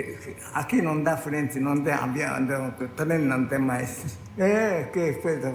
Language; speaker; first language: Portuguese; non-native, learner; Japanese